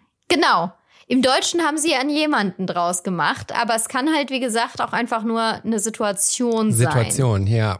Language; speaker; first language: German; native; German